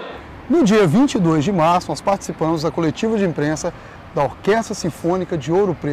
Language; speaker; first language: Portuguese; native; Portuguese